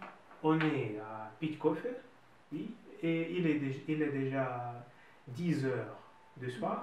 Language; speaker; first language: French; non-native, fluent; Russian